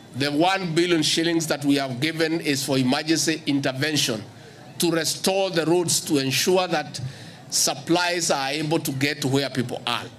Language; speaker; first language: English; non-native, local second language; Kikuyu